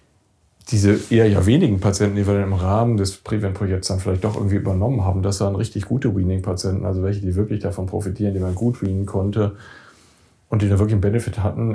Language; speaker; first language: German; native; German